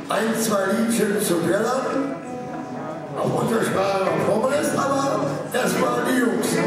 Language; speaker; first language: German; non-native, local second language; Romany